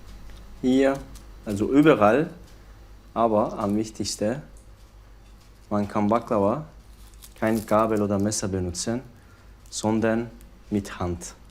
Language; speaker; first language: German; non-native, learner; Turkish